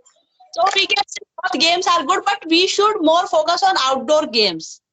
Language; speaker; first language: English; non-native, fluent; Hindi